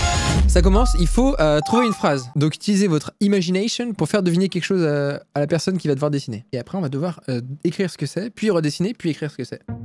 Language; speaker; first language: French; native; French